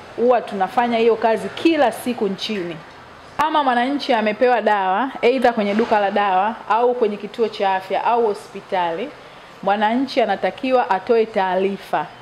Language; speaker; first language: Swahili; native; Swahili